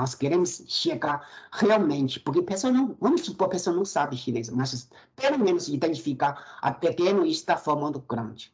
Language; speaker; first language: Portuguese; non-native, fluent; Chinese